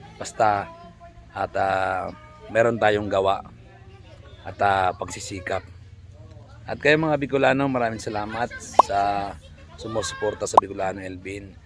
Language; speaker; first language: Filipino; non-native, local second language; Bikol